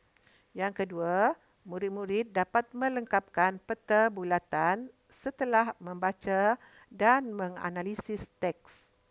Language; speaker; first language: Malay; native; Malay